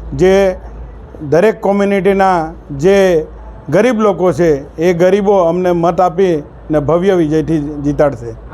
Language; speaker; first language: Gujarati; non-native, local second language; Vasavi